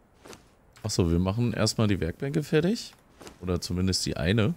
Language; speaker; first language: German; native; German